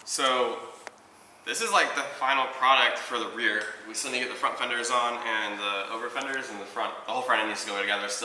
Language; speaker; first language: English; native; English